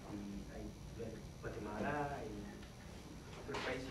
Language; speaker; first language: Spanish; non-native, fluent; Haitian Creole